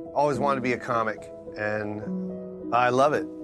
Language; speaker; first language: English; early bilingual, other home language; Filipino